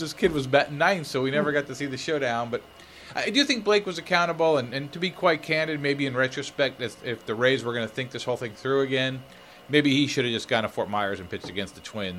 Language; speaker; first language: English; native; English